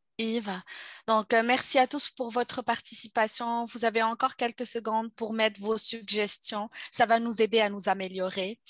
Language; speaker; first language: French; native; French